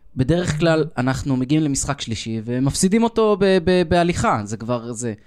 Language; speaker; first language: Hebrew; native; Hebrew